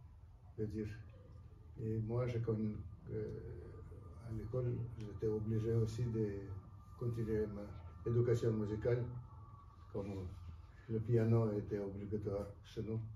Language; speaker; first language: French; non-native, fluent; Russian